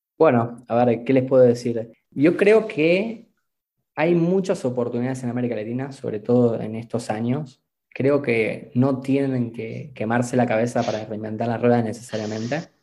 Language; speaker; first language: Spanish; native; Spanish